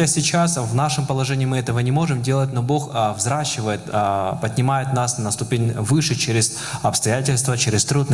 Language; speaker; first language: Russian; native; Russian